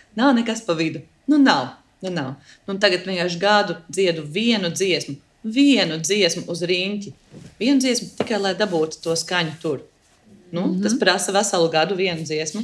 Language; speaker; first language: Latvian; early bilingual, heritage; Latvian